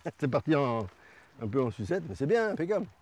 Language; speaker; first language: French; native; French